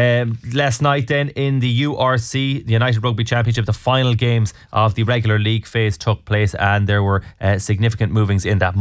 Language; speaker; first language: English; native; English